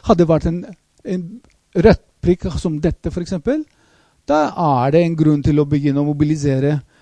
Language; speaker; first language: Norwegian; non-native, fluent; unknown